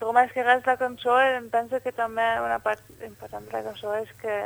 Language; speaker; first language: Catalan; non-native, fluent; Dutch